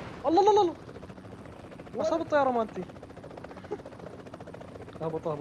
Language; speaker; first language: Arabic; native; Arabic